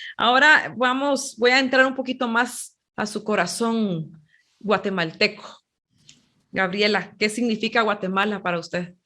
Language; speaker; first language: Spanish; native; Spanish